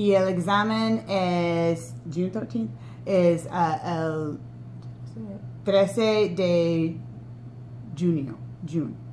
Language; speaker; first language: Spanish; non-native, learner; English